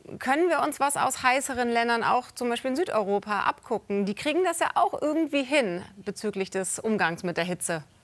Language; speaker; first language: German; native; German